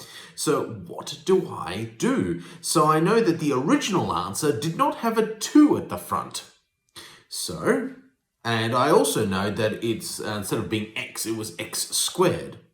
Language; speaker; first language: English; native; English